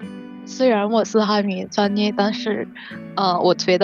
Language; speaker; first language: Chinese; non-native, fluent; Vietnamese